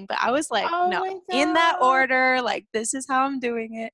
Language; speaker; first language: English; native; English